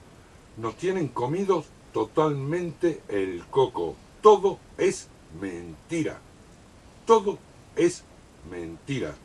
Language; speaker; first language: Spanish; native; Spanish